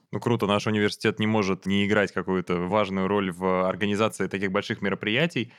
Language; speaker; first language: Russian; native; Russian